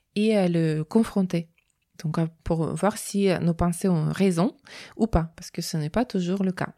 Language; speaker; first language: French; non-native, fluent; Russian